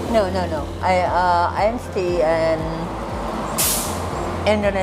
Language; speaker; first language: English; non-native, learner; Thai